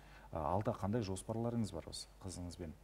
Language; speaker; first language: Kazakh; native; Kazakh